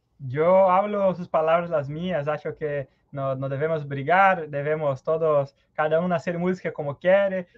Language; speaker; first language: Spanish; non-native, learner; Portuguese